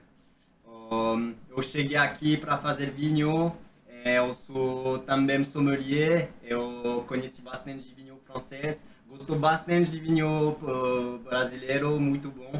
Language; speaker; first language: Portuguese; non-native, fluent; French